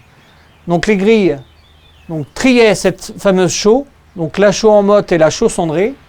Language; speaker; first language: French; native; French